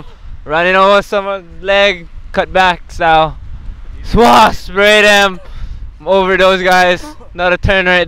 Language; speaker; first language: English; native; English